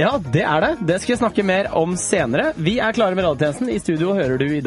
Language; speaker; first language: Norwegian; native; Norwegian